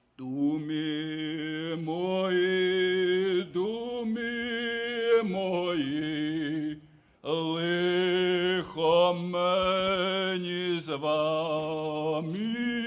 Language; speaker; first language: Ukrainian; early bilingual, heritage; Ukrainian